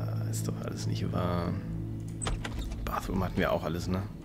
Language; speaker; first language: German; native; German